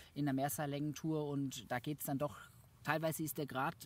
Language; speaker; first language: German; native; German